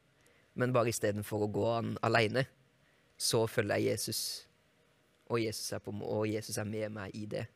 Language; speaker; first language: Norwegian; native; Norwegian